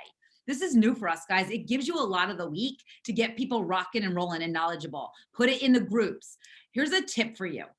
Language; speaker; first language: English; native; English